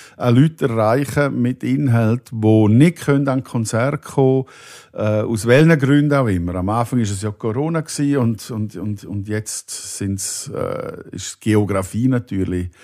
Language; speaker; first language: German; native; German